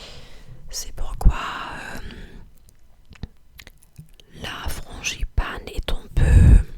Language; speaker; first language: French; non-native, fluent; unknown